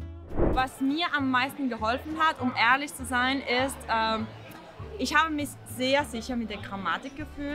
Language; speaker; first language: German; non-native, fluent; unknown